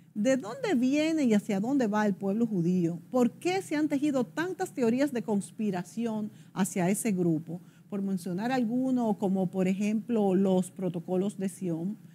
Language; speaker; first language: Spanish; native; Spanish